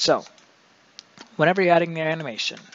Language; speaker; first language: English; native; English